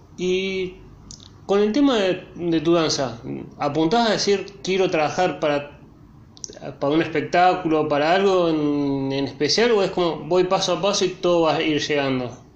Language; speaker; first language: Spanish; native; Spanish